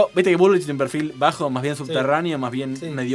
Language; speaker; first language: Spanish; native; Spanish